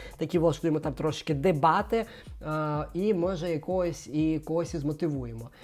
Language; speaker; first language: Ukrainian; non-native, local second language; Russian